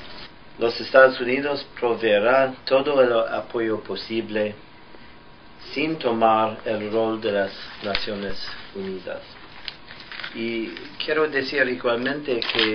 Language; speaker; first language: Spanish; non-native, fluent; English